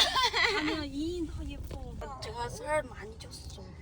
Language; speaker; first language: Korean; non-native, fluent; Chinese